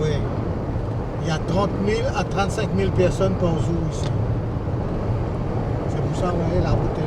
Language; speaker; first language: French; non-native, local second language; Morisyen